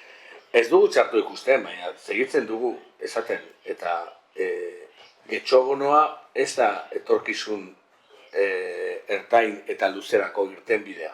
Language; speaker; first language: Basque; native; Basque